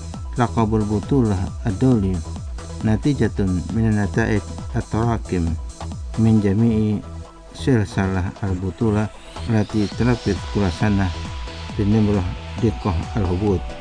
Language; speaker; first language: Arabic; non-native, fluent; Indonesian